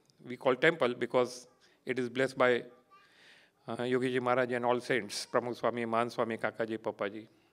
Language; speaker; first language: English; non-native, local second language; Gujarati